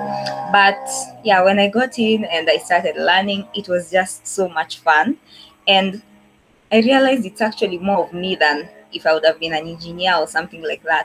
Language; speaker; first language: English; non-native, local second language; Swahili